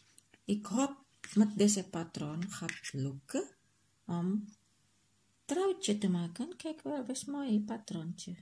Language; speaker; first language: Dutch; non-native, learner; Indonesian